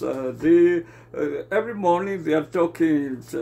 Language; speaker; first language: English; non-native, learner; Burmese